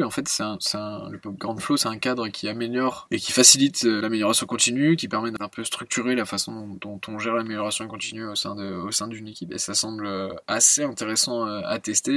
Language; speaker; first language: French; native; French